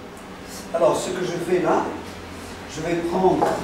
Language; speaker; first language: French; non-native, fluent; Dutch